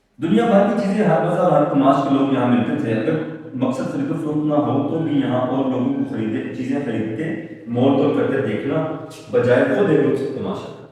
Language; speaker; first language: Urdu; non-native, local second language; Punjabi